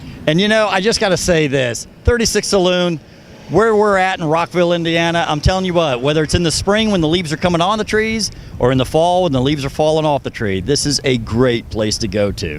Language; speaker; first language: English; native; English